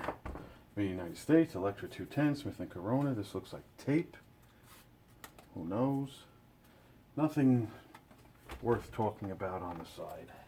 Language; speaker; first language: English; native; English